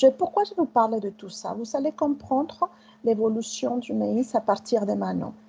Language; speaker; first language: French; non-native, fluent; Spanish